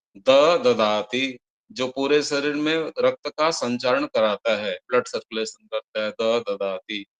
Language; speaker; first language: Hindi; non-native, local second language; Odia